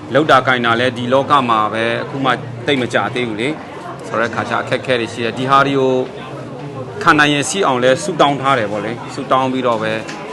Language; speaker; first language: Burmese; non-native, local second language; Hakha Chin